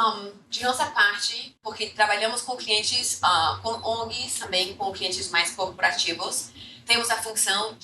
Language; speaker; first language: Portuguese; non-native, fluent; English